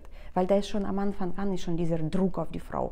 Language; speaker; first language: German; non-native, fluent; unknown